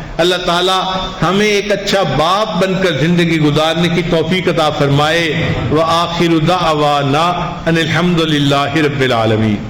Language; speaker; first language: Urdu; non-native, local second language; Punjabi